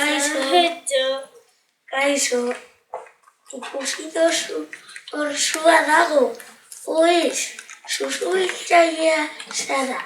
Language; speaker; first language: Basque; non-native, local second language; Spanish